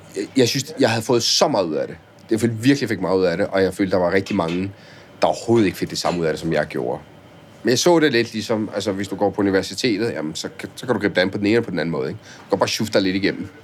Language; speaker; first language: Danish; early bilingual, other home language; Italian